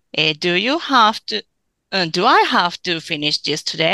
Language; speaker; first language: English; non-native, fluent; Japanese